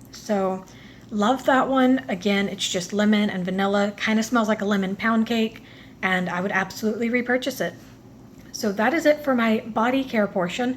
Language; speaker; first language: English; native; English